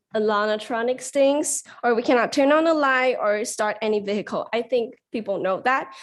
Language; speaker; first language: English; non-native, learner; Chinese